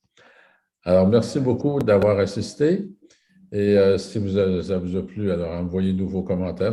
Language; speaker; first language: French; native; French